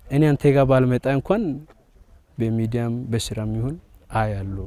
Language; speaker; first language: Amharic; early bilingual, heritage; Amharic